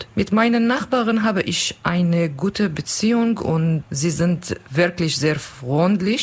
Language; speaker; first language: German; non-native, learner; Kurdish